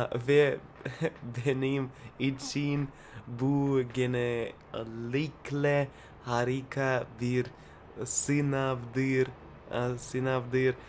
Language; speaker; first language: Turkish; non-native, learner; Russian